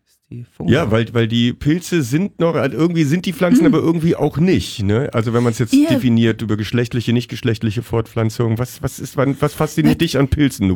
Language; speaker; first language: German; native; German